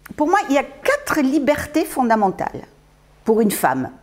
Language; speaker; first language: French; native; French